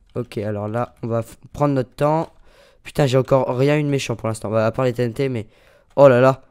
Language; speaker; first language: French; native; French